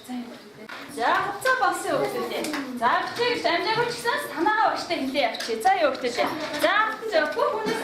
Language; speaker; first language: Mongolian; native; Mongolian